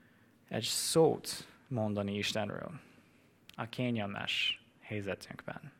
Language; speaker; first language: Hungarian; non-native, fluent; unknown